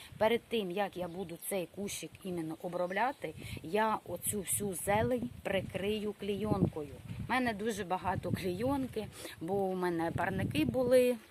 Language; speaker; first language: Ukrainian; non-native, local second language; Russian